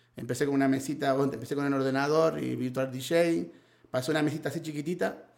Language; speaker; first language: Spanish; native; Spanish